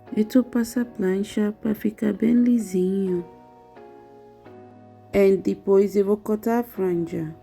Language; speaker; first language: Portuguese; non-native, learner; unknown